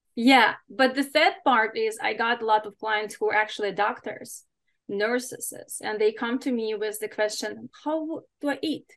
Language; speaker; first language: English; non-native, fluent; Ukrainian